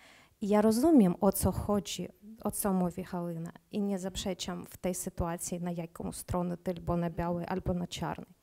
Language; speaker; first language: Polish; non-native, learner; Ukrainian